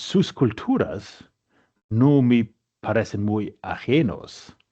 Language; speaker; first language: Spanish; non-native, fluent; English